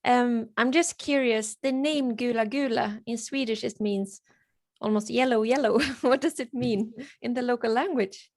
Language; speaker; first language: English; non-native, fluent; Swedish